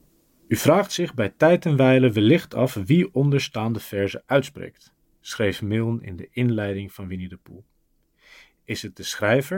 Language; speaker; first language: Dutch; native; Dutch